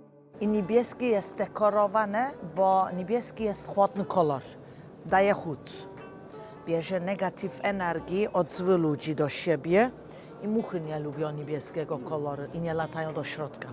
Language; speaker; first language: Polish; non-native, learner; Turkish